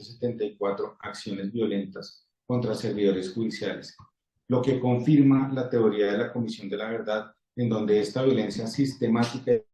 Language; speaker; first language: Spanish; native; Spanish